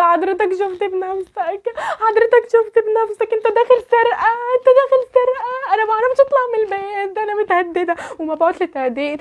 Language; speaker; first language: Arabic; native; Arabic